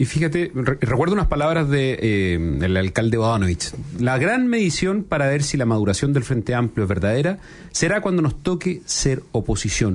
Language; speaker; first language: Spanish; native; Spanish